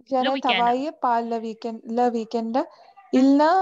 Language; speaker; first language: French; non-native, learner; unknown